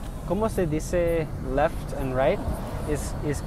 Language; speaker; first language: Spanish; non-native, learner; English